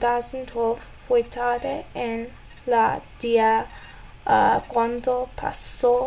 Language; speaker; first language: Spanish; non-native, learner; English